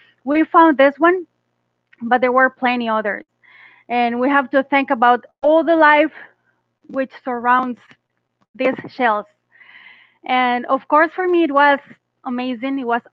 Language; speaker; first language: English; non-native, fluent; Spanish